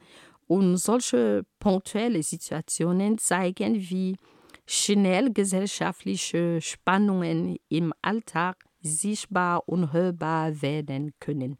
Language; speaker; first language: German; non-native, fluent; Ghomala